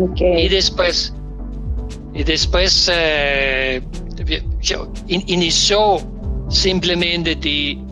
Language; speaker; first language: Spanish; non-native, learner; Danish